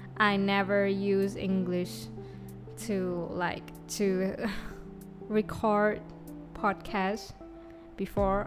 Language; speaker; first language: English; non-native, local second language; Chinese